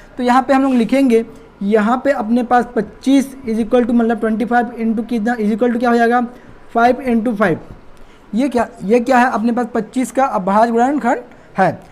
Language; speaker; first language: Hindi; native; Hindi